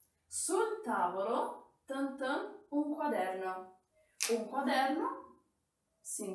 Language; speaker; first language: Italian; non-native, fluent; Portuguese